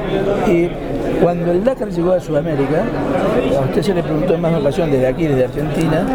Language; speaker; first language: Spanish; native; Spanish